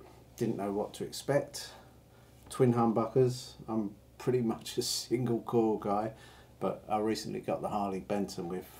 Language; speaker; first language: English; native; English